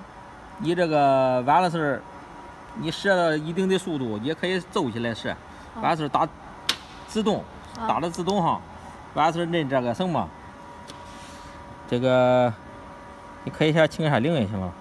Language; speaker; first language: Chinese; native; Chinese